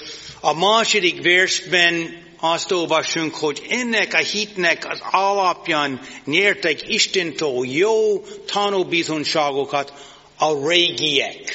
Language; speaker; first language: Hungarian; non-native, fluent; English